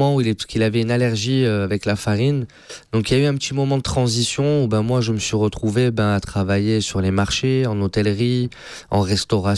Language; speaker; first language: French; native; French